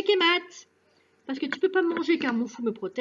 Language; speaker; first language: French; native; French